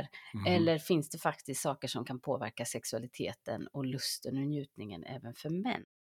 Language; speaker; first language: Swedish; native; Swedish